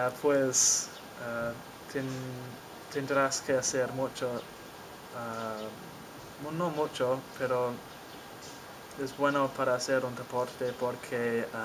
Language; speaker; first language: Spanish; non-native, learner; English